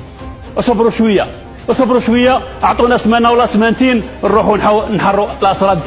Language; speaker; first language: Arabic; native; Arabic